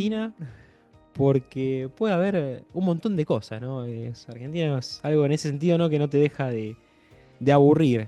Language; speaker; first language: Spanish; native; Spanish